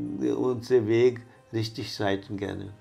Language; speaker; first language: German; non-native, fluent; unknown